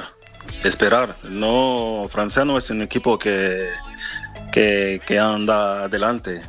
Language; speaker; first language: Spanish; non-native, fluent; French